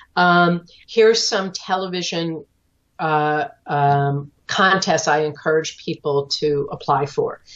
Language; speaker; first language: English; native; English